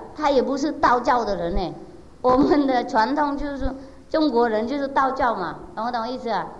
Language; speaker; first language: Chinese; non-native, fluent; Vietnamese